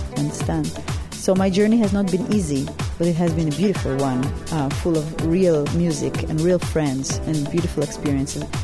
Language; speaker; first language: English; early bilingual, other home language; Hebrew